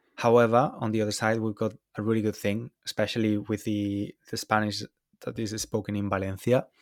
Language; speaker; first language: English; non-native, fluent; Spanish